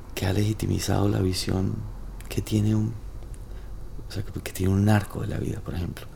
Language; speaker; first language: Spanish; native; Spanish